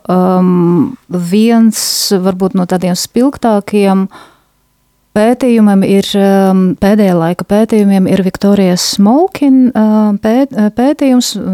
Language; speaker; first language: Latvian; non-native, local second language; Russian